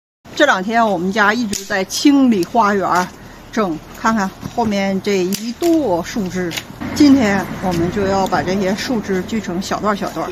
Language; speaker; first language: Chinese; native; Chinese